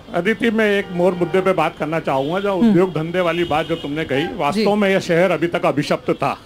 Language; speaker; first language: Hindi; native; Hindi